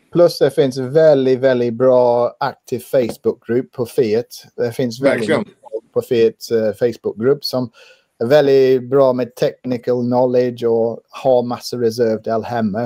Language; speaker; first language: Swedish; non-native, fluent; English